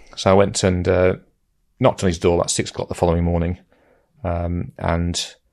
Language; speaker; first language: English; native; English